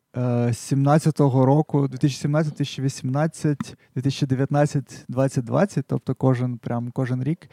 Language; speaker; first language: Ukrainian; non-native, local second language; Russian